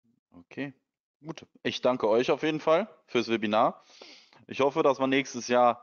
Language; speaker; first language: German; native; German